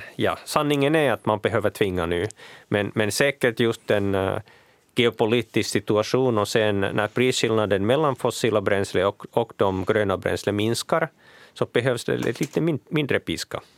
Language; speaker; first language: Swedish; non-native, local second language; Finnish